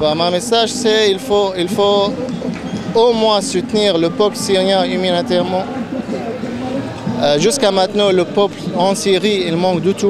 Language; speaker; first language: French; non-native, fluent; Arabic